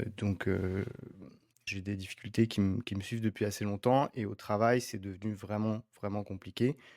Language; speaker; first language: French; native; French